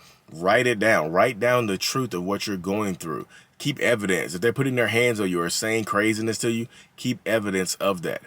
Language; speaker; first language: English; native; English